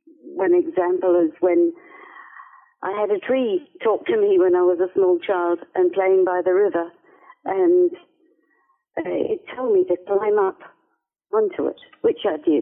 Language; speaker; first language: English; native; English